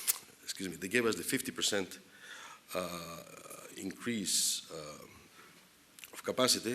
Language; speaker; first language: English; non-native, fluent; Spanish